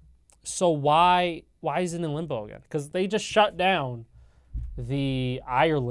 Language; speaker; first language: English; native; English